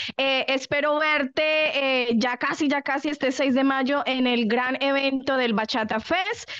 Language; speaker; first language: Spanish; native; Spanish